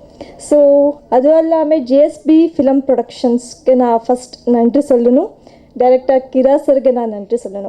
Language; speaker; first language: Tamil; non-native, learner; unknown